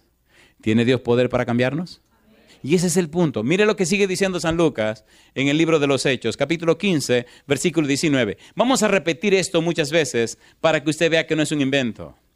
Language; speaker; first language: Spanish; native; Spanish